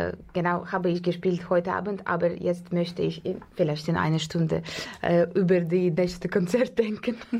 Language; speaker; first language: German; non-native, fluent; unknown